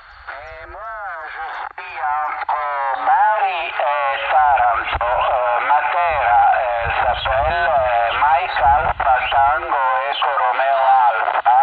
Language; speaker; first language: French; early bilingual, heritage; Italian